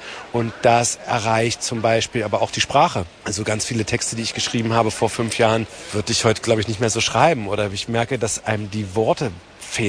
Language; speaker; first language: German; native; German